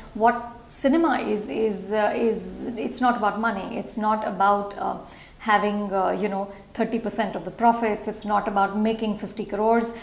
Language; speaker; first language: English; non-native, local second language; Hindi